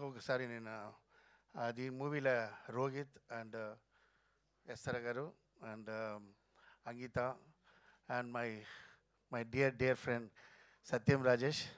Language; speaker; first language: Telugu; non-native, fluent; Tamil